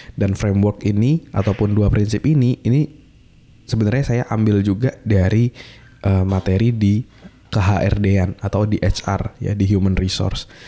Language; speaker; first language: Indonesian; native; Indonesian